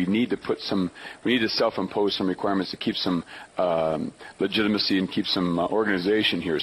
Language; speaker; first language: English; native; English